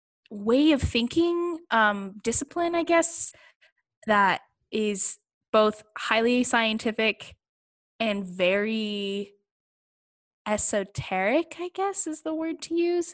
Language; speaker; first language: English; native; English